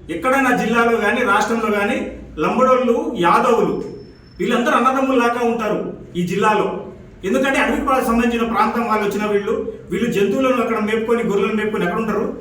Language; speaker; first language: Telugu; non-native, local second language; Lambadi